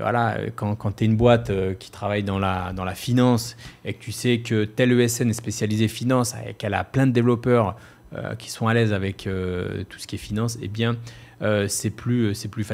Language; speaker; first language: French; native; French